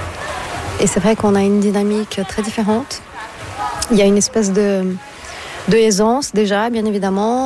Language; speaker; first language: French; non-native, fluent; Portuguese